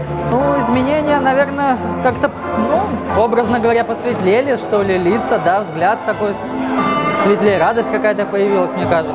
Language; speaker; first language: Russian; native; Russian